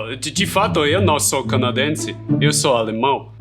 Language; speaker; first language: Portuguese; non-native, fluent; German